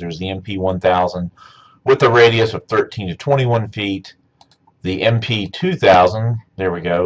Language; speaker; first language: English; native; English